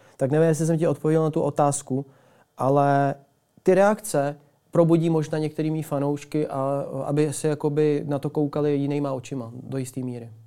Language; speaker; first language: Czech; early bilingual, other home language; Ukrainian